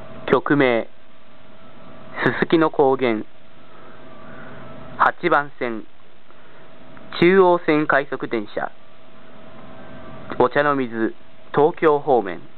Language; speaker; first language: Japanese; native; Japanese